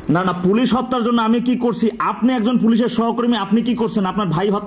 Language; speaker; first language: Bangla; native; Bangla